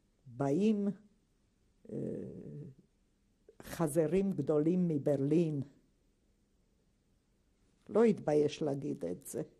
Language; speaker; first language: Hebrew; non-native, fluent; Hungarian